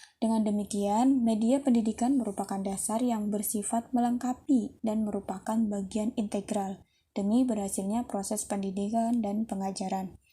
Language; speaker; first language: Indonesian; native; Indonesian